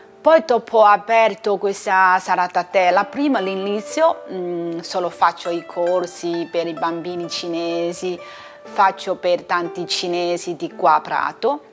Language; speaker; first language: Italian; non-native, learner; Chinese